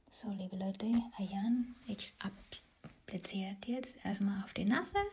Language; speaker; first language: German; non-native, learner; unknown